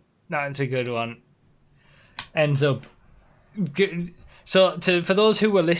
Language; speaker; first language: English; native; English